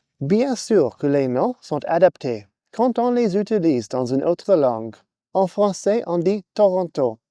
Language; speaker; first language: French; non-native, fluent; English